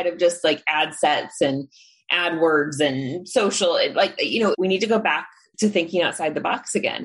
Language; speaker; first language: English; native; English